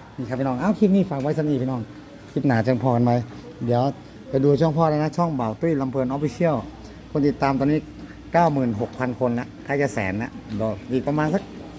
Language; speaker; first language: Thai; native; Thai